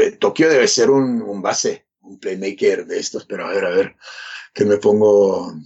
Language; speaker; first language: Spanish; non-native, fluent; Serbian